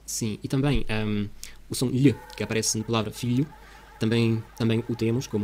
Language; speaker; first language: Portuguese; non-native, fluent; Russian